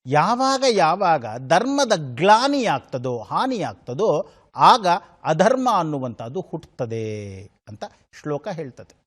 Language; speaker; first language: Kannada; native; Kannada